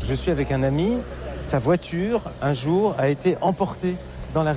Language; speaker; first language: French; native; French